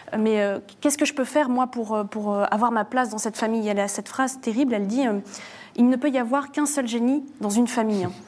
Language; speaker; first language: French; native; French